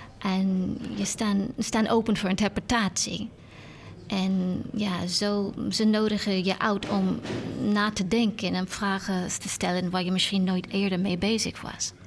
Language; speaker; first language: Dutch; non-native, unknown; English